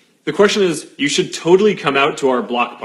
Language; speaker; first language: English; native; English